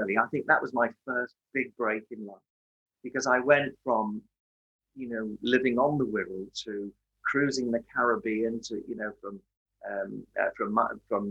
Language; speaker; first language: English; native; English